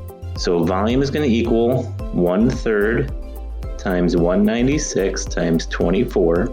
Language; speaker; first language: English; native; English